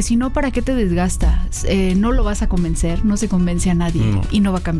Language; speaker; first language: Spanish; native; Spanish